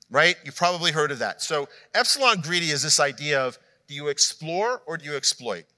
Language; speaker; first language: English; native; English